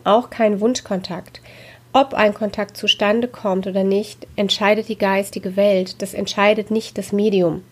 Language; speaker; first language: German; native; German